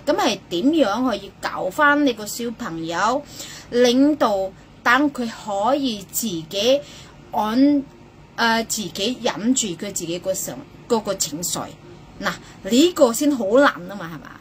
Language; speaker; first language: Cantonese; non-native, fluent; Indonesian